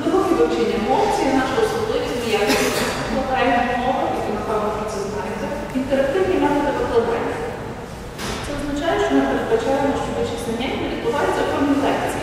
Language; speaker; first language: Ukrainian; native; Ukrainian